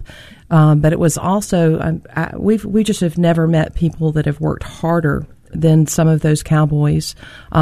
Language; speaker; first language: English; native; English